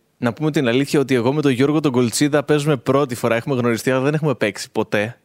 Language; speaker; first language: Greek; native; Greek